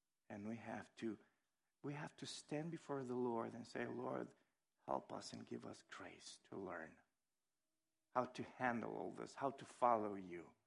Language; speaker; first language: English; non-native, fluent; Romanian